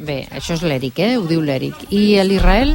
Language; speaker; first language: Catalan; native; Catalan